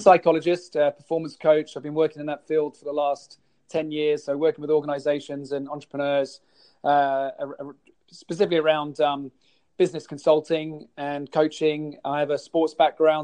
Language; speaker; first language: English; native; English